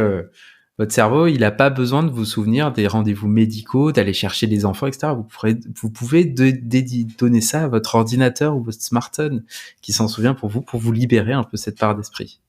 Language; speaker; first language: French; native; French